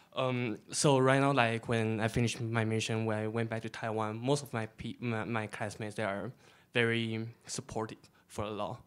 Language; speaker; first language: English; non-native, fluent; Chinese